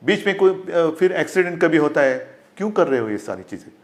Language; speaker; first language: Hindi; non-native, local second language; Marathi